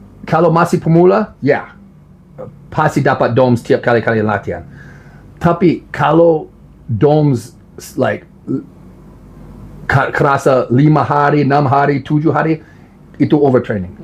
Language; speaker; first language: Indonesian; non-native, learner; English